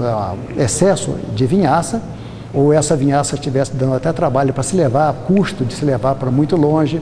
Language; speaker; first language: Portuguese; native; Portuguese